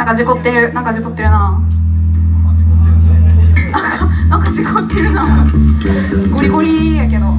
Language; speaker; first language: Japanese; native; Japanese